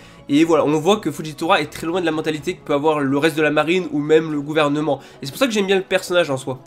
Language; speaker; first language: French; native; French